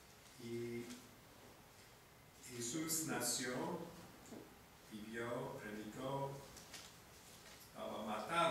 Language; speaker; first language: Spanish; non-native, fluent; English